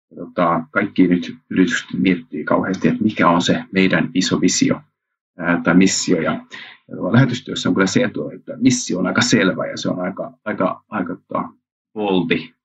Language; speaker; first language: Finnish; early bilingual, heritage; Finnish